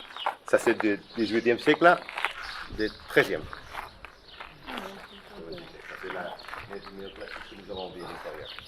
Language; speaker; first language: French; non-native, local second language; Catalan